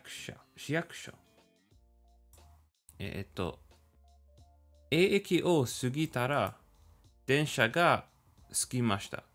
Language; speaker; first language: Japanese; non-native, learner; English